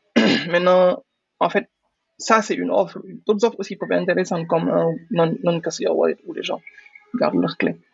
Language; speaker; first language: French; non-native, local second language; Wolof